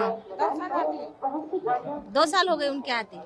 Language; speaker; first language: Hindi; non-native, local second language; Marathi